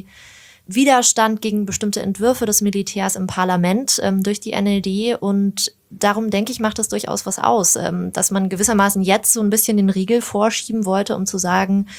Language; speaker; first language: German; native; German